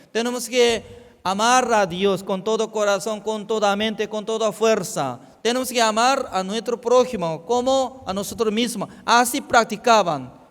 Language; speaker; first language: Spanish; non-native, fluent; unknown